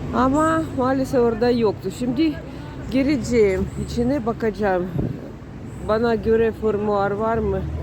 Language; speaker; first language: Turkish; non-native, learner; Russian